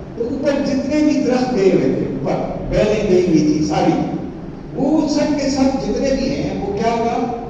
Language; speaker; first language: Urdu; non-native, local second language; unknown